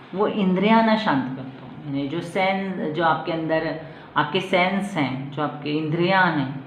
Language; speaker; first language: Hindi; non-native, local second language; Marathi